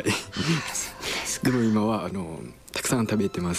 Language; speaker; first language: Japanese; non-native, learner; Khmer